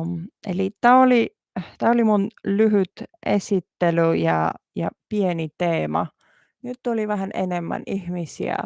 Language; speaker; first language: Finnish; non-native, learner; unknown